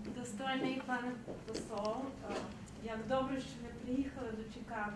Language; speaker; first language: Ukrainian; early bilingual, heritage; Ukrainian